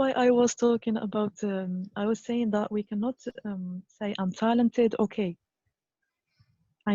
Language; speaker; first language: English; non-native, fluent; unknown